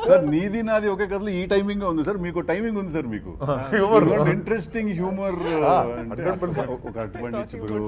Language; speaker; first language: Telugu; native; Telugu